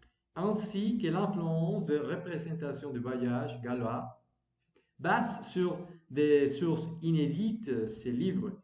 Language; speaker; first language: French; non-native, learner; Spanish